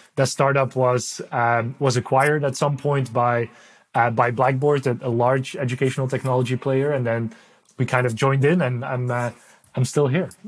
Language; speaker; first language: English; non-native, fluent; Dutch